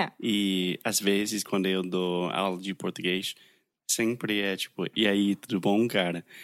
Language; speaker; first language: Portuguese; non-native, fluent; English